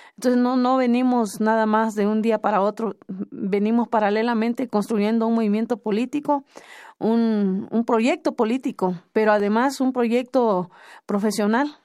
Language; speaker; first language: Spanish; non-native, local second language; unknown